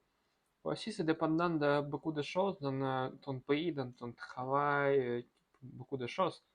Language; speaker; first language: French; non-native, learner; Russian